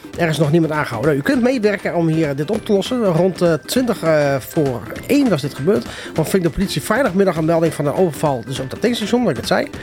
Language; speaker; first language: Dutch; non-native, fluent; English